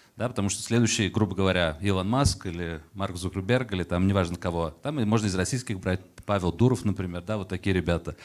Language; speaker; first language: Russian; early bilingual, heritage; Russian